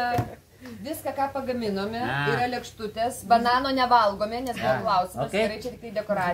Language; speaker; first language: Lithuanian; native; Lithuanian